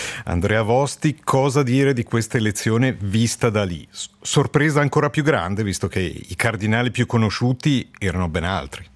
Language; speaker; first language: Italian; native; Italian